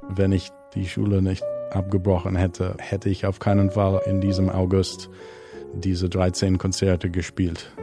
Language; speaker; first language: German; non-native, fluent; English